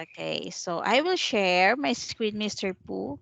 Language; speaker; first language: English; non-native, fluent; Vietnamese